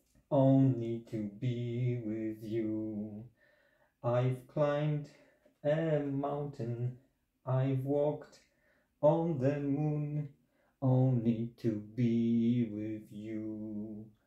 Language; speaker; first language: English; non-native, fluent; Polish